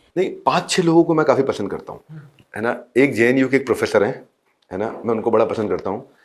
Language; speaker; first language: Hindi; native; Hindi